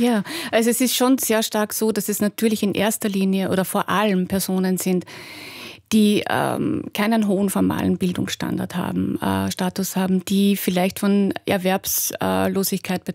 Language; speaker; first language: German; native; German